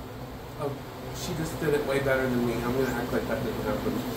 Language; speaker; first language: English; native; English